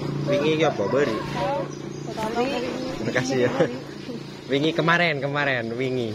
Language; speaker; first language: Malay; non-native, local second language; Javanese